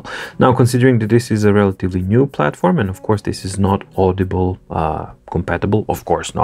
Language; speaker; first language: English; non-native, fluent; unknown